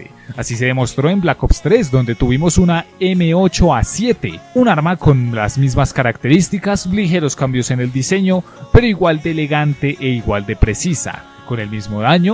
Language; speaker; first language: Spanish; native; Spanish